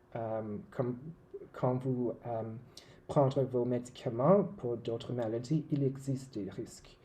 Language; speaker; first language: French; non-native, local second language; English